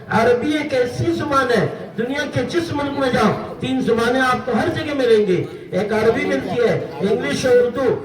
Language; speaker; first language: Urdu; native; Urdu